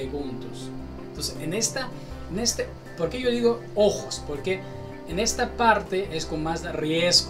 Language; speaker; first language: Spanish; non-native, learner; Chinese